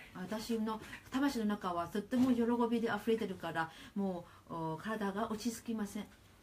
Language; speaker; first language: Japanese; non-native, fluent; Burmese